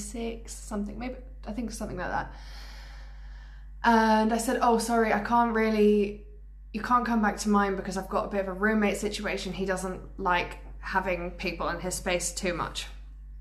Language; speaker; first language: English; native; English